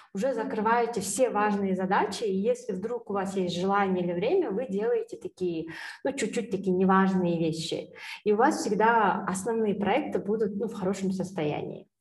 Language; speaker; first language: Russian; non-native, local second language; Kyrgyz